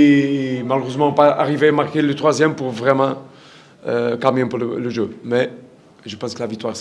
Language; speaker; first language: French; non-native, learner; Portuguese